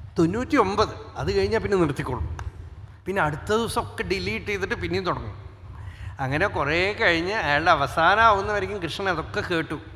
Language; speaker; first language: Malayalam; non-native, local second language; Tamil